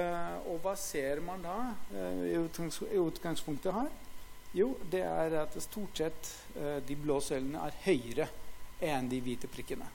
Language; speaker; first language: Norwegian; non-native, fluent; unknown